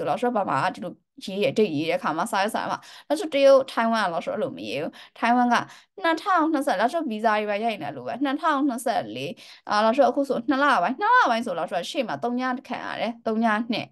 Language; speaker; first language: Chinese; native; Chinese